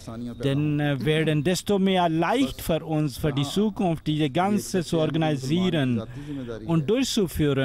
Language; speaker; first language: German; non-native, fluent; Urdu